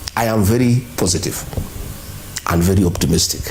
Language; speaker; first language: English; non-native, local second language; Kikuyu